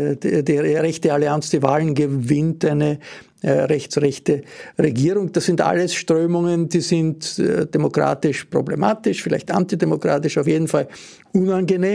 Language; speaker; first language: German; native; German